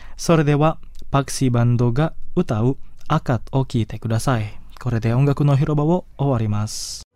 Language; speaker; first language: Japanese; non-native, fluent; Indonesian